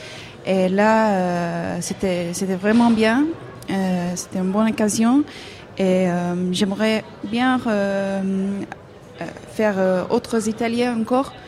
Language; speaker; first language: French; non-native, fluent; Hebrew